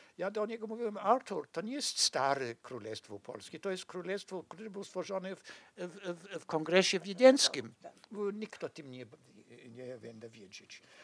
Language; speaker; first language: Polish; non-native, fluent; English